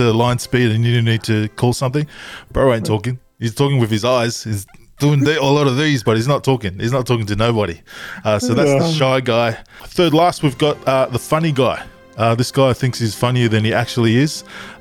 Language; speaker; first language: English; non-native, local second language; Tongan